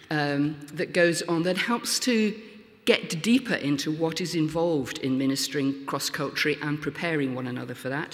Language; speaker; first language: English; native; English